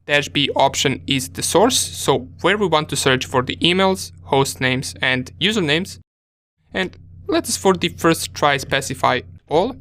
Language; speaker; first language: English; non-native, fluent; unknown